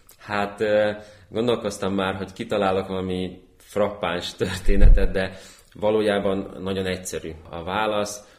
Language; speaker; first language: Hungarian; early bilingual, other home language; Ukrainian